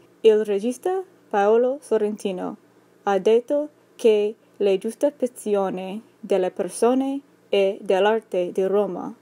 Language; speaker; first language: Italian; non-native, learner; English